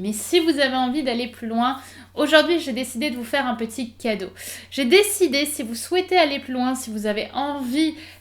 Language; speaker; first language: French; native; French